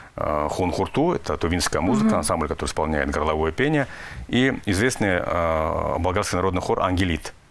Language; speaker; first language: Russian; native; Russian